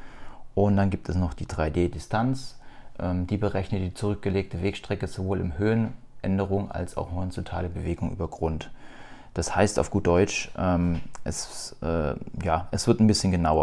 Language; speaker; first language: German; native; German